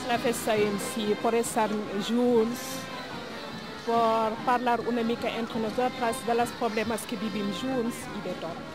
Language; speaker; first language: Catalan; non-native, learner; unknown